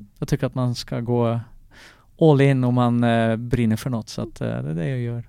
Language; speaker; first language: Swedish; non-native, fluent; Dutch